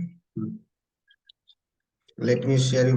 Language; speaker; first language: English; non-native, local second language; Hindi